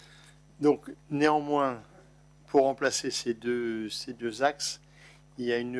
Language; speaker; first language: French; native; French